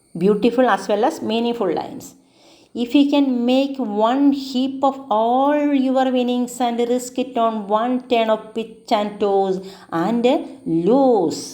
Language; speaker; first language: English; non-native, local second language; Malayalam